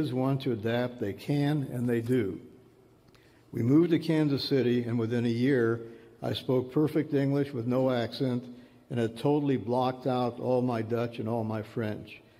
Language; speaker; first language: English; early bilingual, other home language; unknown